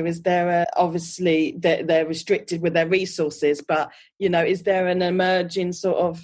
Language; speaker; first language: English; native; English